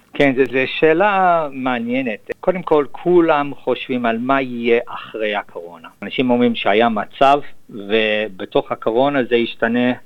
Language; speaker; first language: Hebrew; non-native, fluent; English